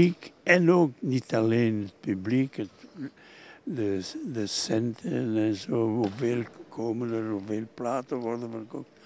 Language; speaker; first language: Dutch; non-native, local second language; French